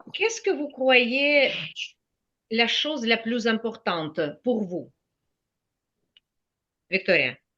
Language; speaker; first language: French; non-native, fluent; Ukrainian